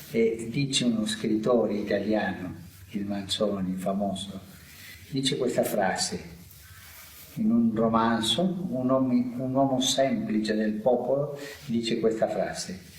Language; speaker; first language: Italian; non-native, fluent; Spanish